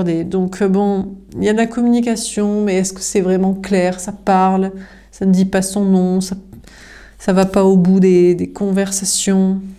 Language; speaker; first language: French; native; French